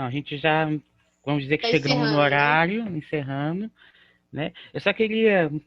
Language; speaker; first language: Portuguese; native; Portuguese